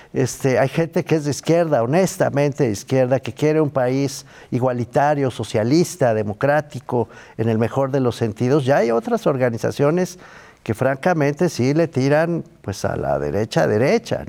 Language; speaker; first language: Spanish; native; Spanish